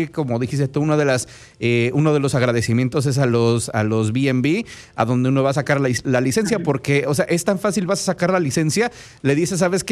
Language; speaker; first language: Spanish; native; Spanish